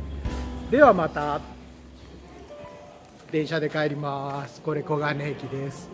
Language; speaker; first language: Japanese; native; Japanese